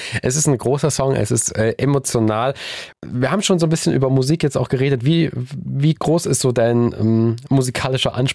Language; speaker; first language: German; native; German